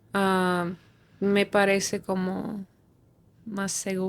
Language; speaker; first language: Spanish; non-native, fluent; Russian